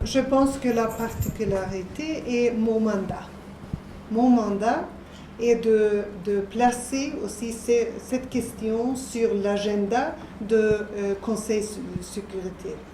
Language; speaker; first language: French; non-native, learner; Swedish